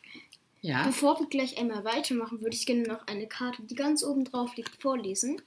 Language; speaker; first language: German; native; German